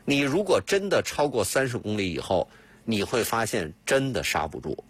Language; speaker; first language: Chinese; native; Chinese